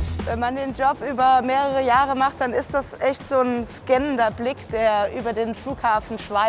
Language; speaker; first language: German; native; German